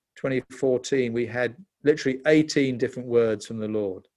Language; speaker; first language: English; native; English